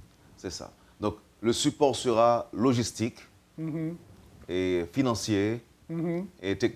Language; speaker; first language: French; native; French